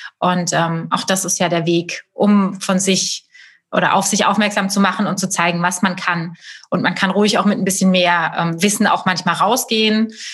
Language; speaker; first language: German; native; German